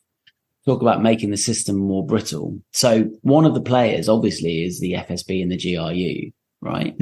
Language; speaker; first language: English; native; English